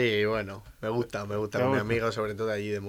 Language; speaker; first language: Spanish; native; Spanish